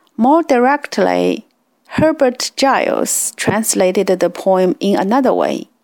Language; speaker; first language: English; non-native, fluent; Chinese